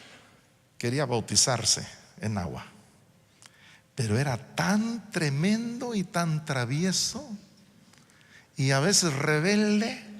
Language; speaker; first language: Spanish; non-native, local second language; English